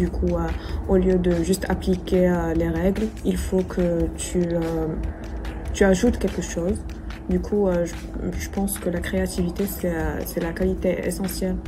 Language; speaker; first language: French; non-native, local second language; Arabic